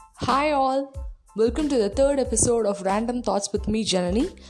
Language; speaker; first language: English; non-native, local second language; Tamil